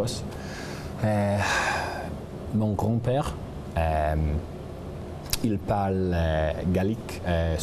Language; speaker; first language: French; non-native, learner; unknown